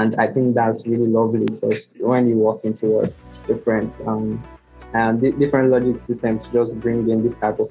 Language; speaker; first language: English; non-native, local second language; Yoruba